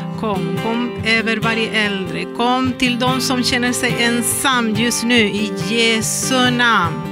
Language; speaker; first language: Swedish; non-native, learner; Spanish